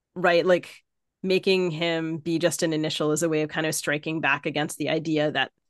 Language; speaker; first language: English; native; English